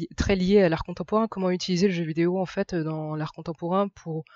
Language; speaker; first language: French; native; French